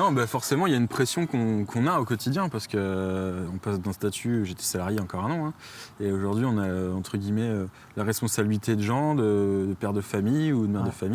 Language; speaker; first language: French; native; French